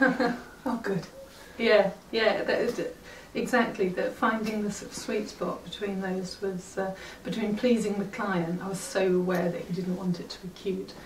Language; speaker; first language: English; native; English